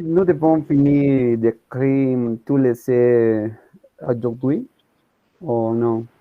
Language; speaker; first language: French; non-native, learner; Spanish